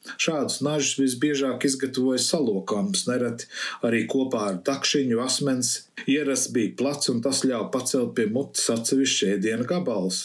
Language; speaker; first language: Latvian; early bilingual, heritage; Latvian